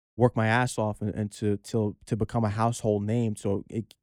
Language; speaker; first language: English; native; English